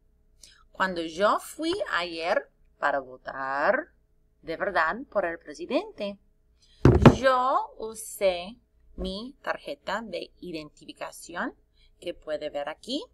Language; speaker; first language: Spanish; non-native, fluent; English